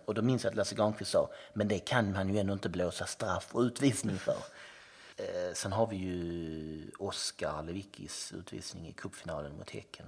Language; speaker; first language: Swedish; native; Swedish